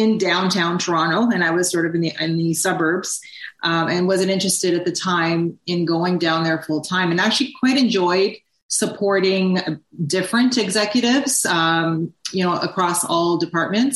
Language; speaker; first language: English; native; English